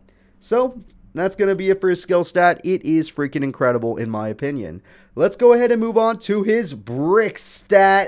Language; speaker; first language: English; native; English